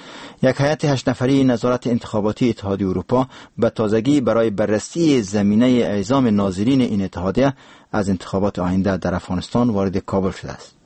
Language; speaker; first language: Persian; native; Persian